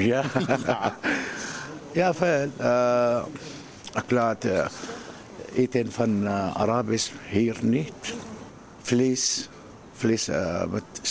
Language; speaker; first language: Dutch; non-native, learner; Arabic